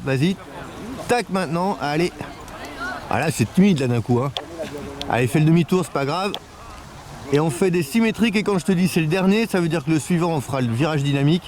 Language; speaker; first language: French; native; French